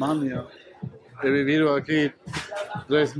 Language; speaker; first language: Spanish; non-native, learner; German